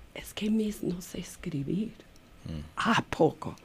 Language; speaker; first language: Spanish; non-native, fluent; English